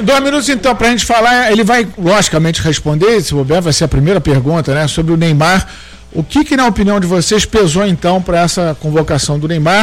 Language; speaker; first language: Portuguese; native; Portuguese